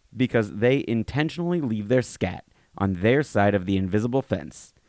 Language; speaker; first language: English; native; English